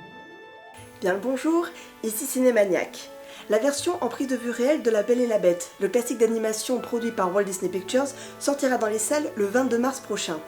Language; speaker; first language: French; native; French